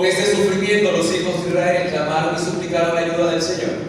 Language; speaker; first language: Spanish; native; Spanish